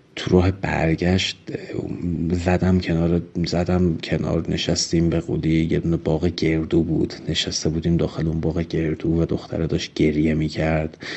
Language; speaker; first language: Persian; native; Persian